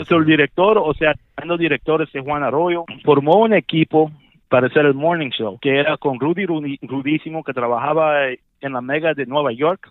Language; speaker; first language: Spanish; early bilingual, heritage; Spanish